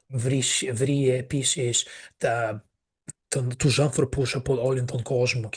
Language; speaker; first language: Greek; non-native, fluent; Portuguese